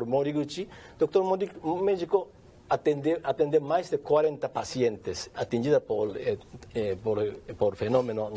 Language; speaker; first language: Portuguese; non-native, learner; Japanese